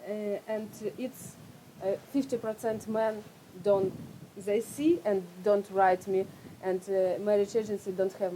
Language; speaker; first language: English; non-native, learner; Russian